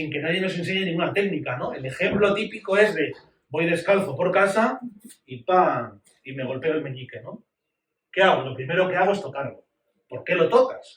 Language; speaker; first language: Spanish; native; Spanish